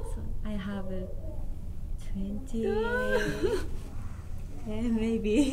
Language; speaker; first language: English; non-native, learner; Japanese